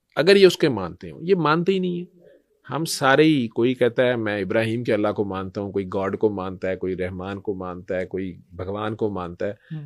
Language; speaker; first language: Urdu; native; Urdu